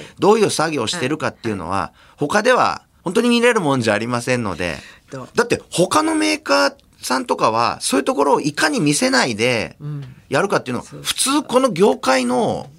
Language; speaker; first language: Japanese; native; Japanese